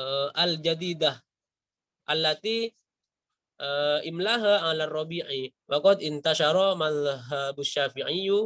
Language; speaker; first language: Arabic; non-native, learner; Indonesian